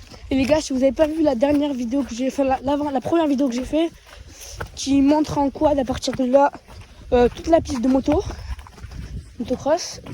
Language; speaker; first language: French; native; French